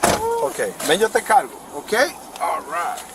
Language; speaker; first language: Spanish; early bilingual, heritage; Spanish